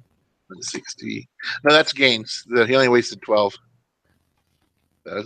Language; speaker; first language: English; native; English